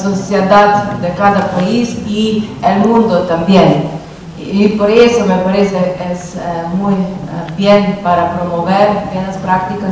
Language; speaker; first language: Spanish; non-native, learner; Slovenian